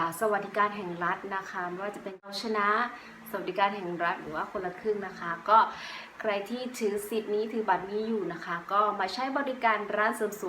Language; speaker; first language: Thai; native; Thai